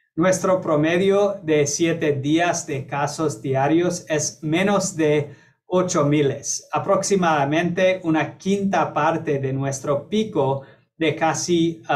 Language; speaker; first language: Spanish; non-native, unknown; English